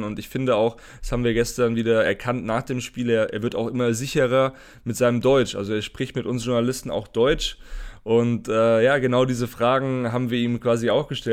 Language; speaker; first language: German; native; German